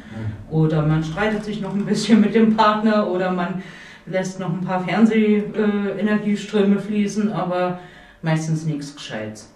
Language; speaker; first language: German; native; German